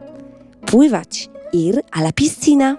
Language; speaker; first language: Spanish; non-native, fluent; Polish